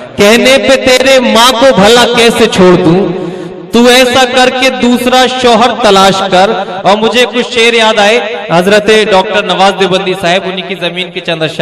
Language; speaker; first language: Urdu; native; Urdu